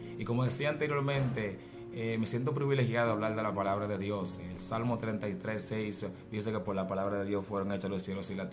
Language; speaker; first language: Spanish; native; Spanish